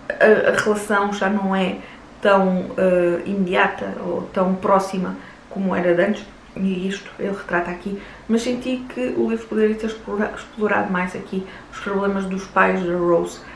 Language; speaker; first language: Portuguese; native; Portuguese